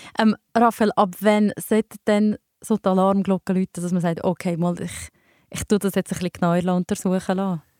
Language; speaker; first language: German; native; German